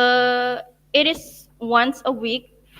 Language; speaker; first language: English; non-native, learner; Indonesian